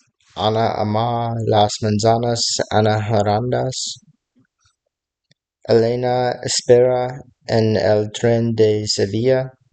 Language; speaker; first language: Spanish; non-native, learner; English